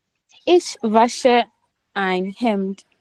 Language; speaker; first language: German; non-native, learner; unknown